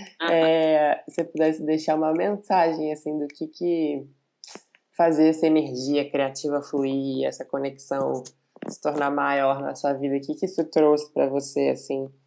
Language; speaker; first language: Portuguese; native; Portuguese